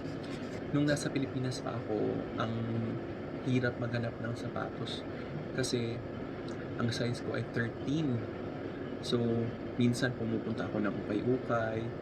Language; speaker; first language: Filipino; native; Filipino